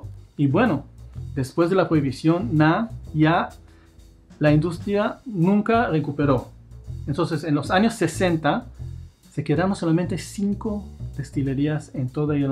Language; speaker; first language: Spanish; non-native, fluent; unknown